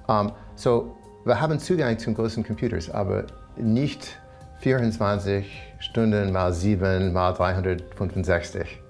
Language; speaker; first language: German; non-native, fluent; English